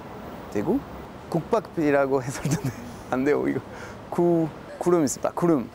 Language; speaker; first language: Korean; non-native, fluent; French